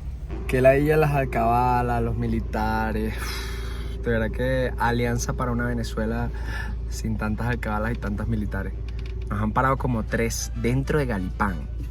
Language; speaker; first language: Spanish; native; Spanish